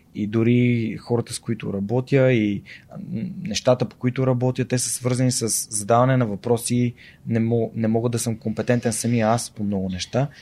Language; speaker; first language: Bulgarian; native; Bulgarian